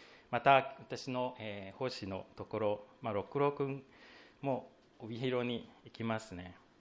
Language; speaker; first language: Japanese; non-native, fluent; Chinese